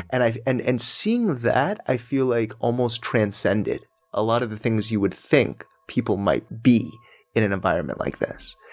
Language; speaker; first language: English; native; English